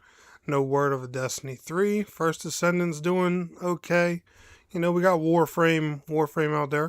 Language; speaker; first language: English; native; English